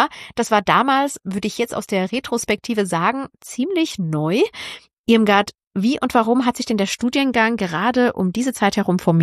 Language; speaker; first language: German; native; German